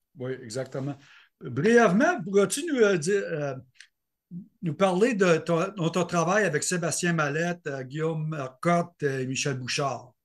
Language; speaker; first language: French; native; French